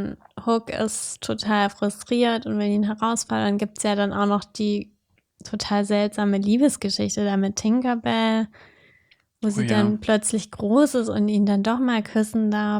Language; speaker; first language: German; native; German